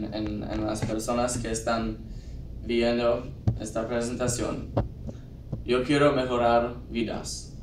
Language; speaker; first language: Spanish; non-native, learner; English